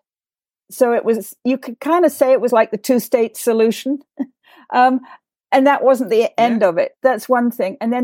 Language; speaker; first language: English; native; English